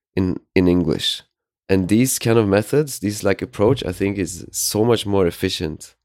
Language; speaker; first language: English; non-native, fluent; Swedish